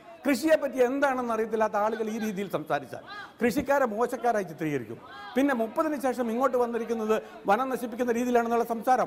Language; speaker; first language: Malayalam; native; Malayalam